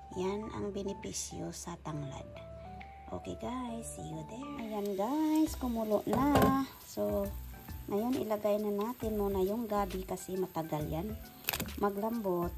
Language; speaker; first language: Filipino; non-native, local second language; Cebuano